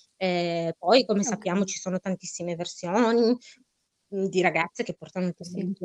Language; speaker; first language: Italian; early bilingual, other home language; Arabic